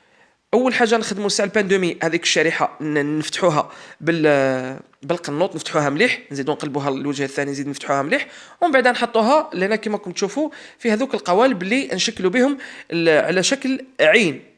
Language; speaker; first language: Arabic; native; Arabic